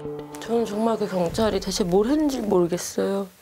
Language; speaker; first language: Korean; native; Korean